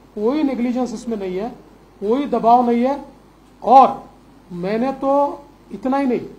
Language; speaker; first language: Hindi; non-native, local second language; Marathi